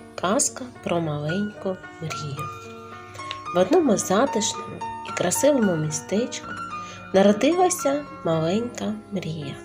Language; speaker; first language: Ukrainian; native; Ukrainian